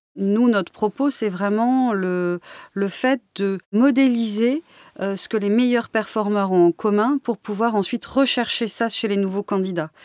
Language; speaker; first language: French; native; French